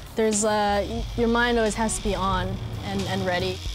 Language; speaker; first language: English; native; English